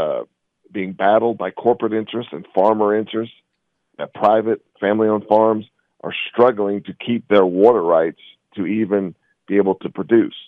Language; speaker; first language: English; native; English